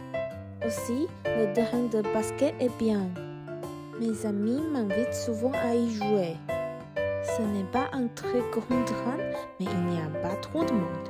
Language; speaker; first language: French; non-native, learner; Chinese